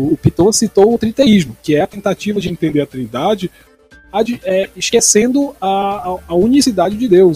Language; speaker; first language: Portuguese; native; Portuguese